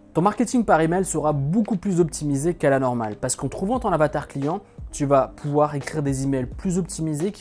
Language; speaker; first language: French; native; French